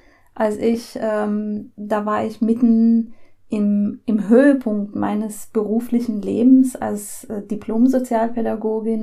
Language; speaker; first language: German; early bilingual, other home language; Persian